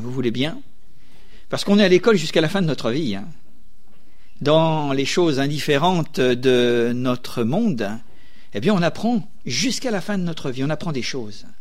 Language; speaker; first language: French; native; French